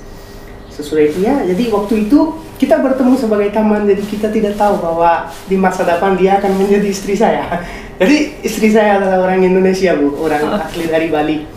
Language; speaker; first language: Indonesian; non-native, fluent; Hindi